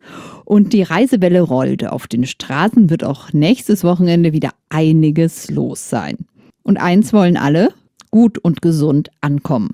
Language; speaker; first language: German; native; German